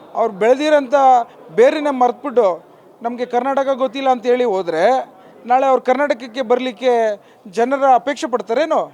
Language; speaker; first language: Kannada; native; Kannada